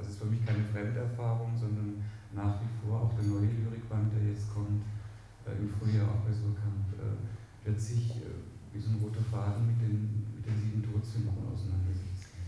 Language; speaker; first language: German; early bilingual, other home language; Spanish